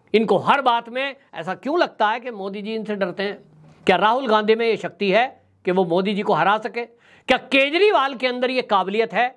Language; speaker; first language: Hindi; native; Hindi